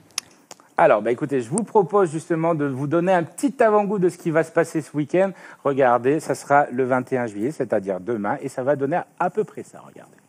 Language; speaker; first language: French; native; French